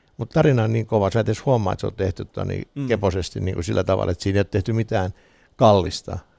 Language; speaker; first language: Finnish; native; Finnish